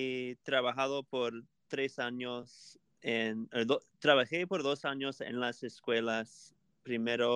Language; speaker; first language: Spanish; non-native, fluent; English